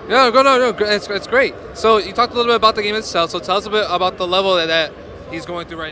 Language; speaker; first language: English; native; English